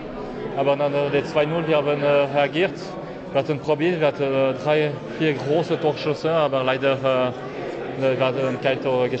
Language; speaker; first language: German; non-native, learner; French